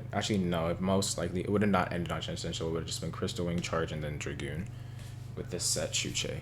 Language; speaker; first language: English; native; English